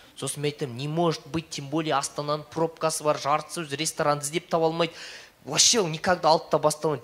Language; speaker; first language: Russian; non-native, local second language; Kazakh